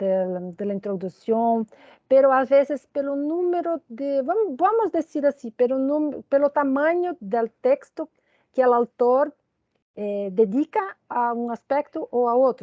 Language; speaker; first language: Spanish; non-native, fluent; Portuguese